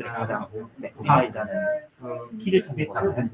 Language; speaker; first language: Korean; native; Korean